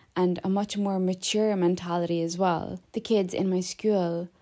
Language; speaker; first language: English; early bilingual, other home language; Albanian